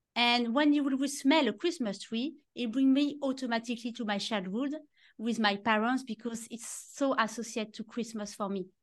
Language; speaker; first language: English; non-native, fluent; French